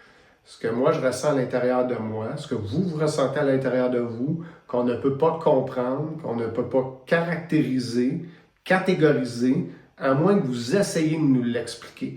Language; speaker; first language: French; native; French